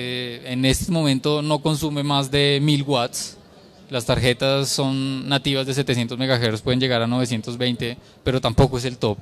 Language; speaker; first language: Spanish; native; Spanish